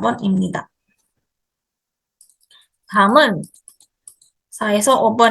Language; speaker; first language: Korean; non-native, fluent; Indonesian